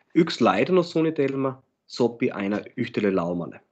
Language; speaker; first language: Finnish; non-native, fluent; German